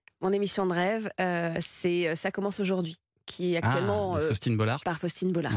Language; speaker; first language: French; native; French